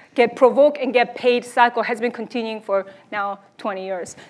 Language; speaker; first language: English; early bilingual, other home language; Korean